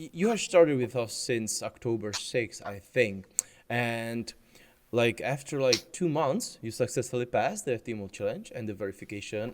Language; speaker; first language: English; non-native, fluent; Czech